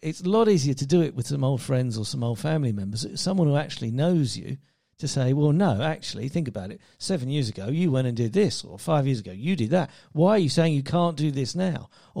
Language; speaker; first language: English; native; English